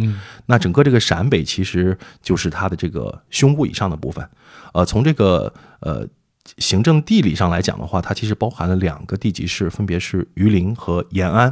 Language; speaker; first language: Chinese; native; Chinese